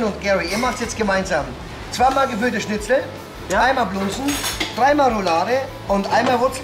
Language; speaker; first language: German; native; German